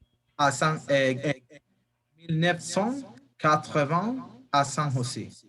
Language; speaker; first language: French; non-native, learner; Spanish